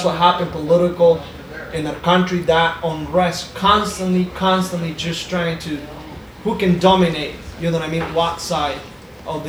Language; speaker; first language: English; non-native, fluent; Spanish